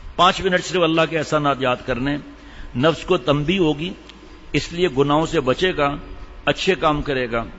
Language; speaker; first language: Urdu; native; Urdu